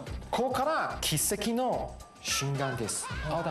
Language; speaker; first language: Japanese; non-native, fluent; Chinese